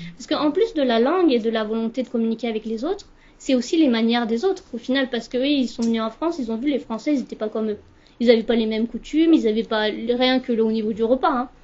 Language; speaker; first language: French; early bilingual, other home language; Punjabi